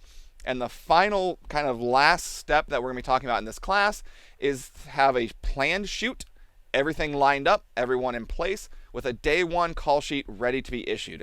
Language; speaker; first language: English; native; English